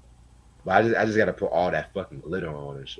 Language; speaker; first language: English; native; English